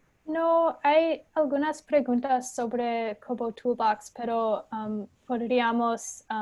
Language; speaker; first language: Spanish; non-native, fluent; English